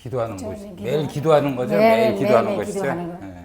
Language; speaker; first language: Korean; native; Korean